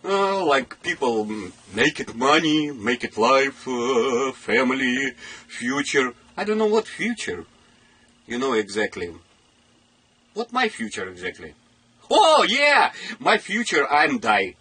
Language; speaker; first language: English; non-native, learner; Russian